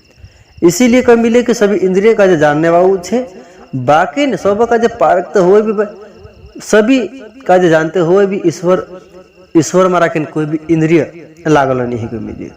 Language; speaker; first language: Hindi; non-native, local second language; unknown